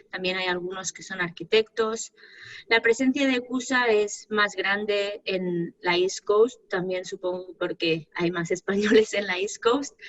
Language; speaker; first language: Spanish; native; Spanish